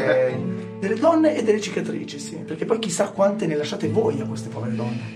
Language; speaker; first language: Italian; native; Italian